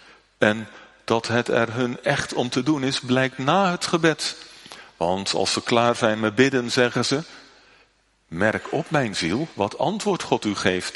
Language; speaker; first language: Dutch; native; Dutch